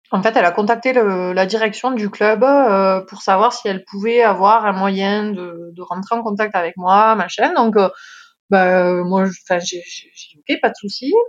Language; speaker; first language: French; native; French